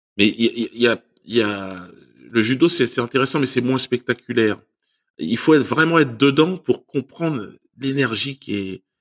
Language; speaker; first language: French; native; French